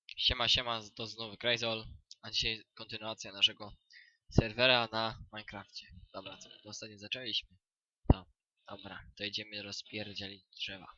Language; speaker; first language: Polish; native; Polish